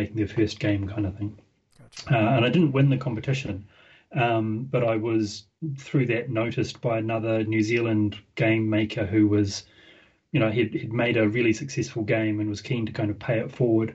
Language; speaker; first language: English; native; English